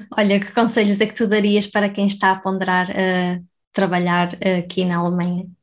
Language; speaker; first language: Portuguese; native; Portuguese